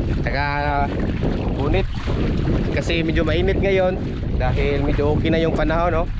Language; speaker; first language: Filipino; non-native, local second language; Cebuano